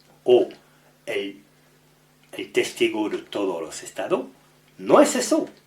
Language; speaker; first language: Spanish; non-native, learner; French